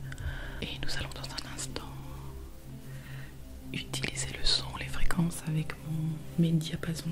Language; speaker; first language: French; native; French